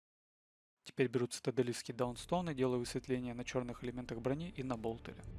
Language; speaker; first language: Russian; native; Russian